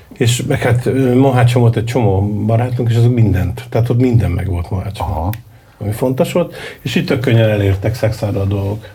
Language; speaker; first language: Hungarian; native; Hungarian